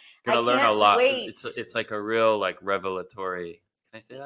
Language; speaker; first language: English; native; English